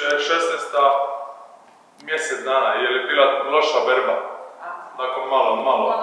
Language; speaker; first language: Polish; non-native, learner; Croatian